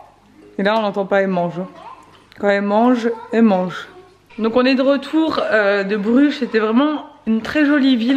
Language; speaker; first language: French; native; French